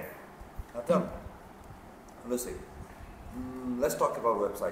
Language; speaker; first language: English; non-native, fluent; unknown